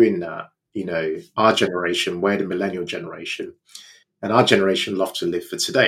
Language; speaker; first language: English; non-native, local second language; Yoruba